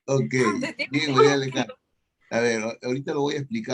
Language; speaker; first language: Spanish; native; Spanish